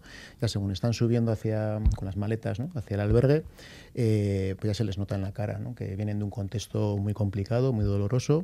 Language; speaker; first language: Spanish; native; Spanish